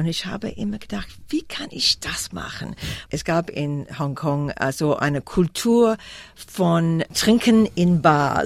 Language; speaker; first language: German; non-native, fluent; English